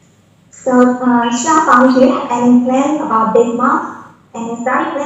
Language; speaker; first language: English; non-native, learner; Chinese